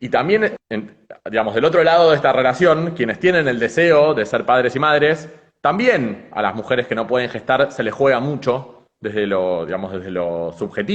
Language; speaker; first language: Spanish; native; Spanish